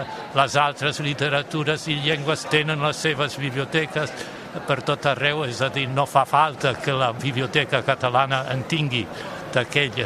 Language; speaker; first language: Catalan; non-native, fluent; German